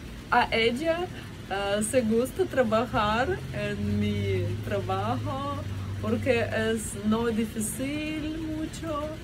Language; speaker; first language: Spanish; non-native, learner; Russian